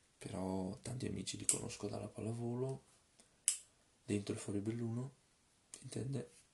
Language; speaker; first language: Italian; early bilingual, other home language; Russian